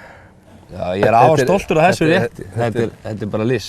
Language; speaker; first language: Icelandic; native; Icelandic